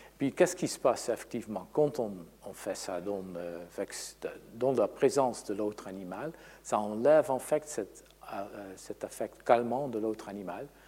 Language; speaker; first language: French; non-native, fluent; Dutch